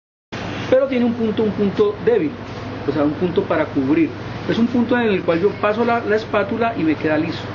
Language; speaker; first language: Spanish; native; Spanish